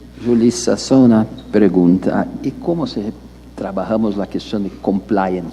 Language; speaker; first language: Spanish; non-native, learner; Portuguese